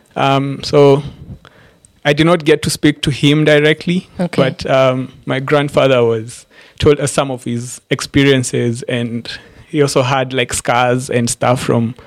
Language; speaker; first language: English; non-native, local second language; Embu